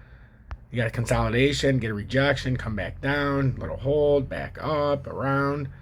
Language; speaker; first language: English; native; English